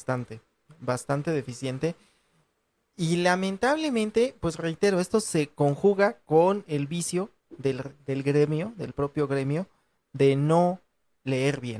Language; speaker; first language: Spanish; native; Spanish